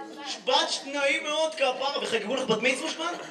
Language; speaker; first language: Hebrew; native; Hebrew